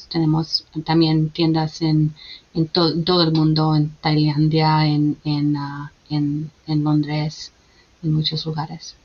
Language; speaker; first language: Spanish; early bilingual, heritage; Spanish